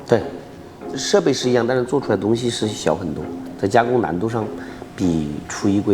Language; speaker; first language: Chinese; native; Chinese